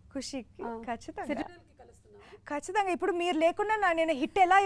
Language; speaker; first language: Telugu; non-native, local second language; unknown